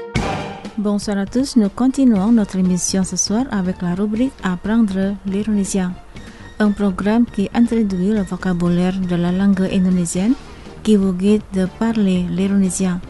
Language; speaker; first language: French; non-native, fluent; Indonesian